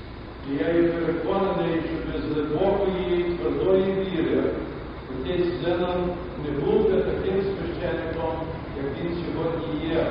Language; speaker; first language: Ukrainian; early bilingual, heritage; Ukrainian